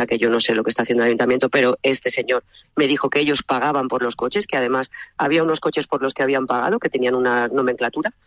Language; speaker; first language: Spanish; native; Spanish